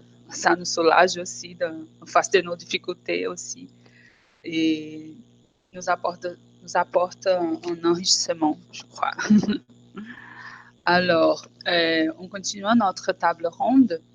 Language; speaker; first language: French; non-native, fluent; Portuguese